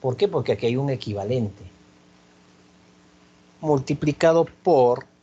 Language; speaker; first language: Spanish; native; Spanish